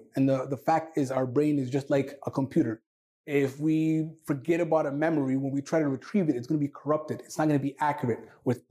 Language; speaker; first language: English; non-native, fluent; Somali